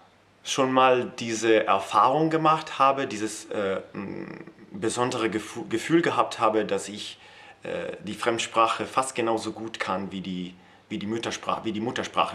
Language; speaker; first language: German; non-native, fluent; Italian